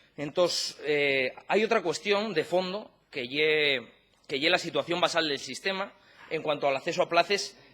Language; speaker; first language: Asturian; native; Asturian